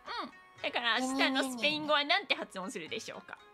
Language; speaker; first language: Japanese; native; Japanese